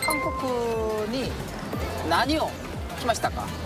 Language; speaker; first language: Japanese; non-native, learner; Korean